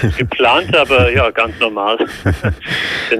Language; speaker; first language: German; non-native, fluent; English